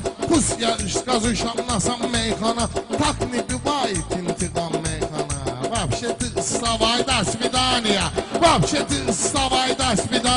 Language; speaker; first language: Russian; non-native, learner; Azerbaijani